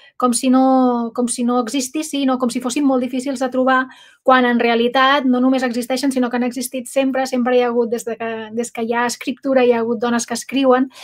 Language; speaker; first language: Catalan; non-native, local second language; Spanish